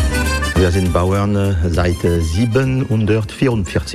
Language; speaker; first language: German; non-native, learner; French